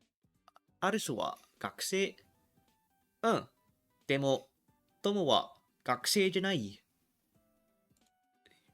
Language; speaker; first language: Japanese; non-native, learner; English